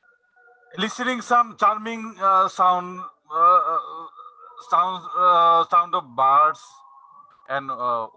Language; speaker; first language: English; non-native, learner; Bangla